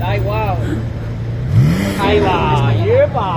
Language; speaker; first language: Spanish; native; Spanish